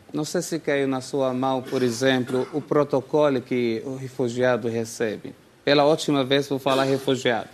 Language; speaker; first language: Portuguese; non-native, fluent; Arabic